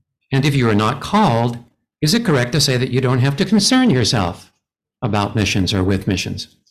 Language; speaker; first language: English; native; English